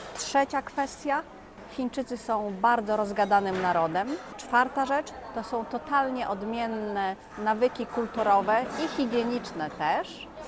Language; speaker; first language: Polish; native; Polish